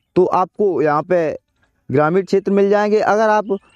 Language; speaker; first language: Hindi; native; Hindi